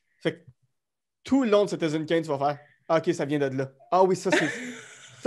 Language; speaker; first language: French; native; French